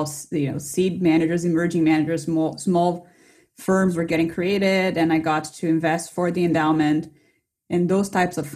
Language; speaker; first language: English; non-native, fluent; Portuguese